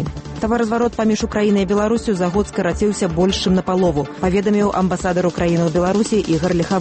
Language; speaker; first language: Belarusian; native; Belarusian